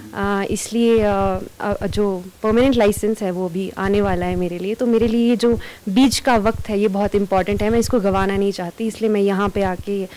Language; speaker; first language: Hindi; native; Hindi